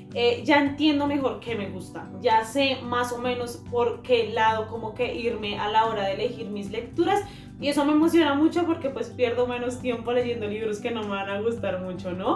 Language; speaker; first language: Spanish; native; Spanish